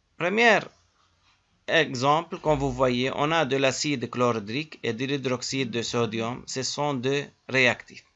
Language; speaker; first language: French; native; French